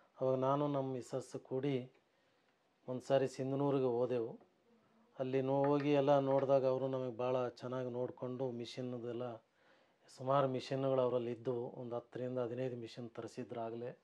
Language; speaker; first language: Kannada; native; Kannada